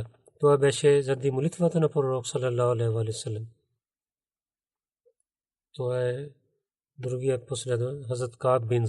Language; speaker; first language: Bulgarian; non-native, learner; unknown